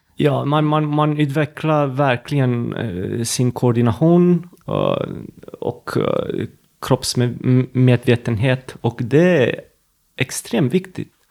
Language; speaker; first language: Swedish; non-native, fluent; Romanian